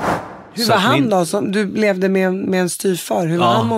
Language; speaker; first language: Swedish; native; Swedish